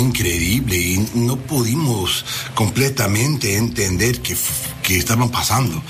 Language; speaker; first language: Spanish; non-native, learner; English